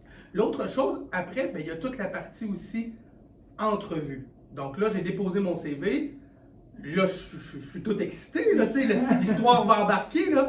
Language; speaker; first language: French; native; French